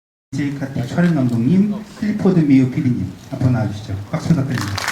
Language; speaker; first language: Korean; native; Korean